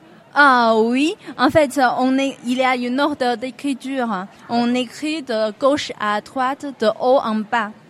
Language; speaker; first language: French; non-native, fluent; Chinese